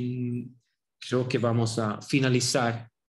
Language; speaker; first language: Spanish; non-native, fluent; Swedish